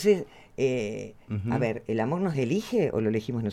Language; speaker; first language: Spanish; native; Spanish